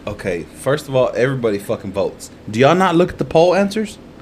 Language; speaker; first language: English; early bilingual, other home language; Spanish